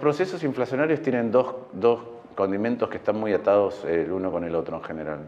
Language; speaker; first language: Spanish; native; Spanish